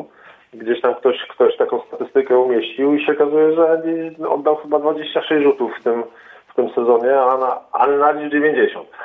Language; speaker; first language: Polish; native; Polish